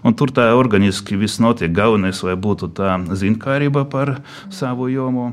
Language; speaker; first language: Latvian; non-native, local second language; Russian